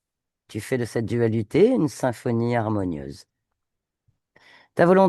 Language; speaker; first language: French; native; French